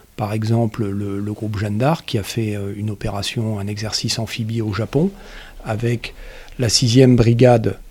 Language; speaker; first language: French; native; French